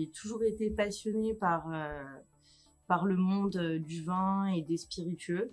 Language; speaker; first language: French; native; French